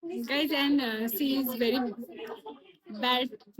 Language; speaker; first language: English; non-native, learner; Nepali